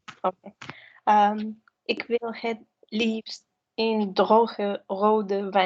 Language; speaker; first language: Dutch; non-native, learner; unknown